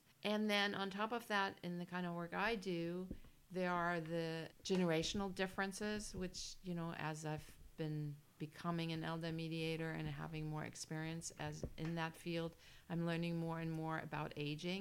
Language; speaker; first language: English; non-native, fluent; German